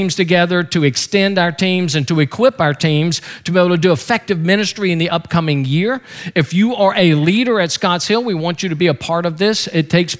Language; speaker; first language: English; native; English